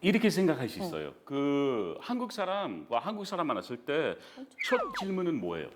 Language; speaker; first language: Korean; non-native, fluent; English